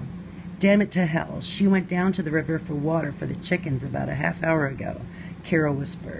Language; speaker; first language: English; native; English